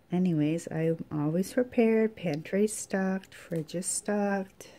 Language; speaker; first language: English; native; English